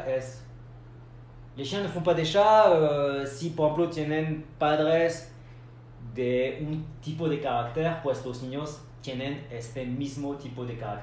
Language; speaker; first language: Spanish; non-native, fluent; French